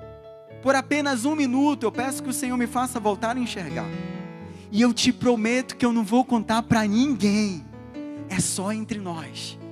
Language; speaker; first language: Portuguese; native; Portuguese